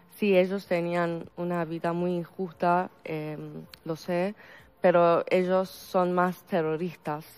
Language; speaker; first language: Spanish; non-native, fluent; Persian